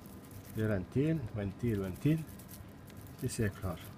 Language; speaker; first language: Swedish; non-native, learner; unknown